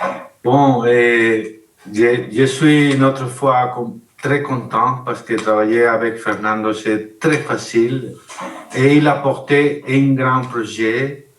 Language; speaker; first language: French; non-native, learner; Spanish